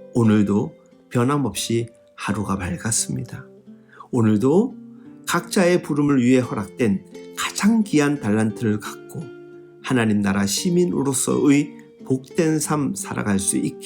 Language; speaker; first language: Korean; native; Korean